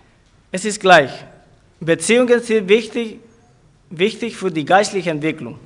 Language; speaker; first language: German; non-native, fluent; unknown